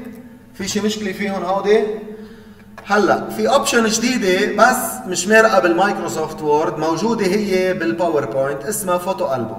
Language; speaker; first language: Arabic; native; Arabic